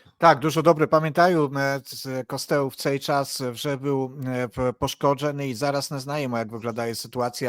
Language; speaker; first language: Polish; non-native, learner; Ukrainian